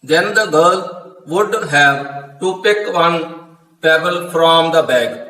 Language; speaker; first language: English; non-native, local second language; Punjabi